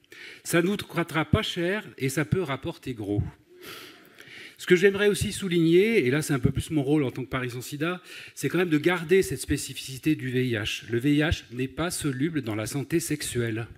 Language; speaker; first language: French; native; French